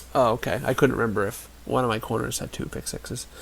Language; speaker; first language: English; native; English